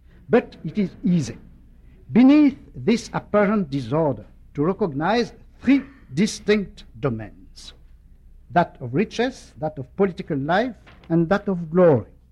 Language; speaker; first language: English; non-native, fluent; French